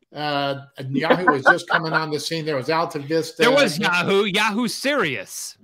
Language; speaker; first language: English; native; English